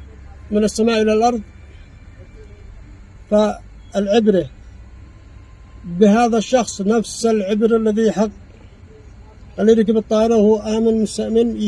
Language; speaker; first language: Arabic; native; Arabic